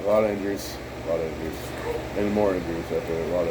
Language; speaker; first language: English; native; English